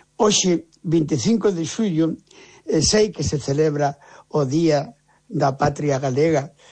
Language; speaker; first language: Galician; native; Galician